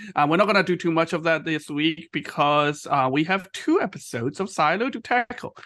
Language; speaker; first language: English; non-native, fluent; Burmese